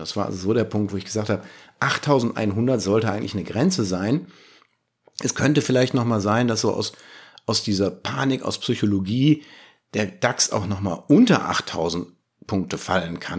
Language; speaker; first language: German; native; German